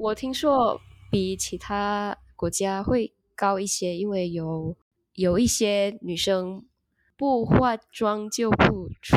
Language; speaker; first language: Chinese; non-native, learner; Indonesian